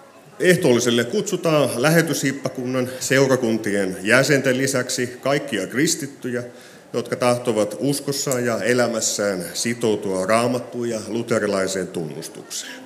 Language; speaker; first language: Finnish; native; Finnish